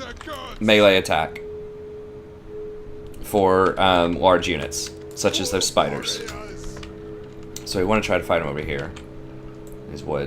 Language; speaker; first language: English; native; English